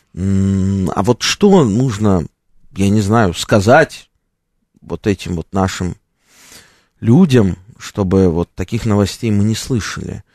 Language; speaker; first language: Russian; native; Russian